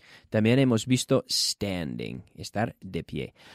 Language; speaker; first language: Spanish; non-native, fluent; English